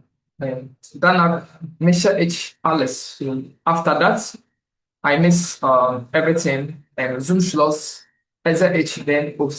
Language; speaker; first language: German; non-native, learner; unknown